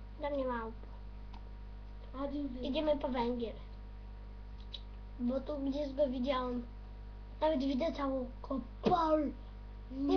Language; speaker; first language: Polish; native; Polish